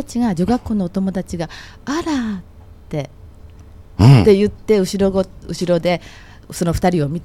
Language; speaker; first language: Japanese; native; Japanese